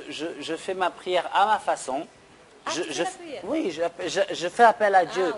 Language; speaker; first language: French; non-native, local second language; Wolof